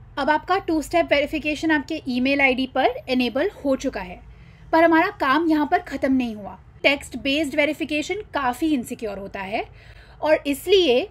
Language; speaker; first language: Hindi; native; Hindi